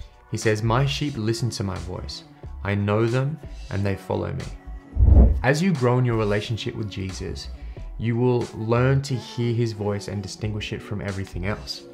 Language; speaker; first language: English; native; English